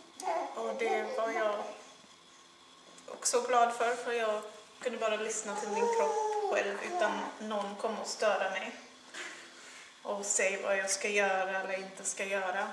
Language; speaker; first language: Swedish; non-native, fluent; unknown